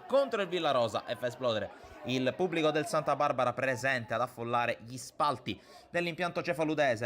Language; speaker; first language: Italian; native; Italian